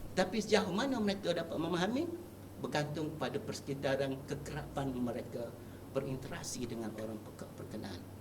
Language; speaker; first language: Malay; native; Malay